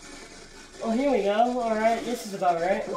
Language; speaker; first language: English; native; English